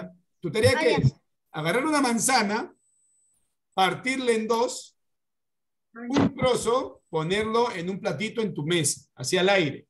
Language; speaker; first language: Spanish; native; Spanish